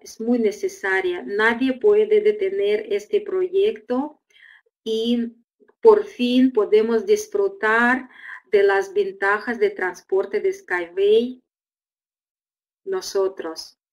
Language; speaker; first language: Spanish; non-native, fluent; Russian